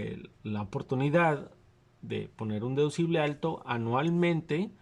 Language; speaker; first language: Spanish; native; Spanish